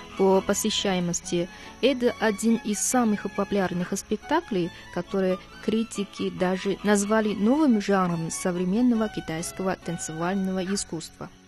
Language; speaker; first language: Russian; non-native, fluent; Chinese